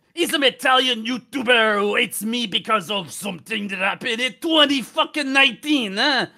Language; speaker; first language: English; native; English